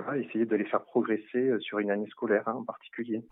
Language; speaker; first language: French; native; French